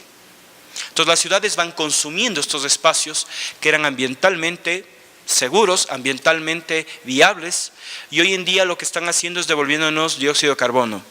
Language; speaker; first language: Spanish; native; Spanish